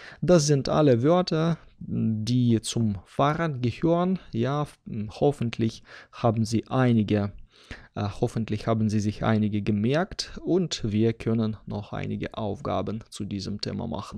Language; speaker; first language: German; non-native, fluent; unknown